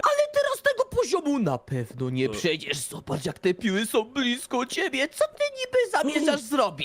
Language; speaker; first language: Polish; native; Polish